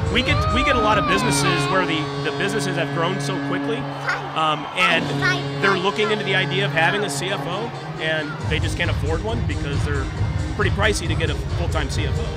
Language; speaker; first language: English; native; English